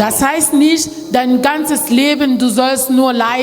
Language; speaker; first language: German; non-native, learner; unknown